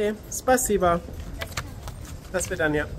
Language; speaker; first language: Russian; non-native, learner; German